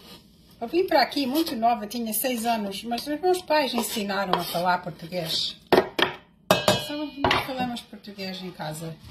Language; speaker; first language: Portuguese; early bilingual, heritage; Portuguese